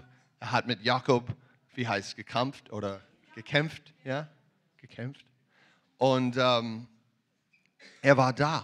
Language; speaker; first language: German; non-native, fluent; English